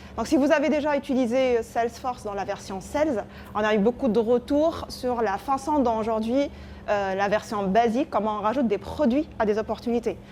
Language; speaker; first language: French; non-native, local second language; Arabic